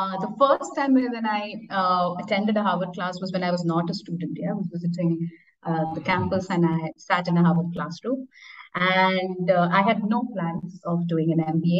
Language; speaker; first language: English; non-native, local second language; Bangla